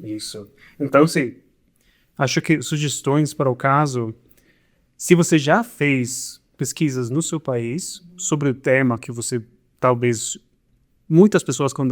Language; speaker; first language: Portuguese; non-native, fluent; Spanish